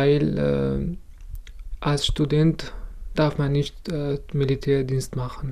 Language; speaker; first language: German; non-native, fluent; Kurdish